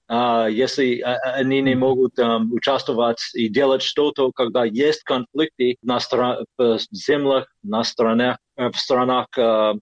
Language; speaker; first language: Russian; non-native, fluent; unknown